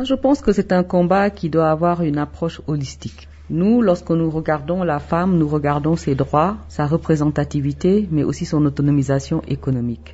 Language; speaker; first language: French; non-native, local second language; Wolof